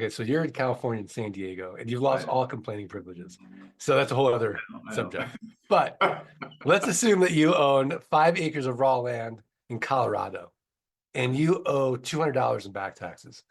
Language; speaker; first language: English; native; English